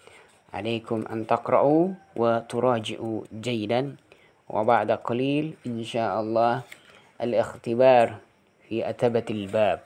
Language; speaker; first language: Arabic; non-native, fluent; Indonesian